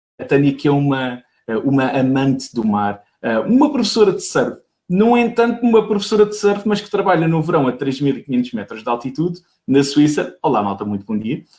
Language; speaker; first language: Portuguese; native; Portuguese